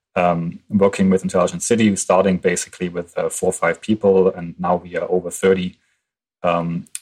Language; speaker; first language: English; non-native, fluent; German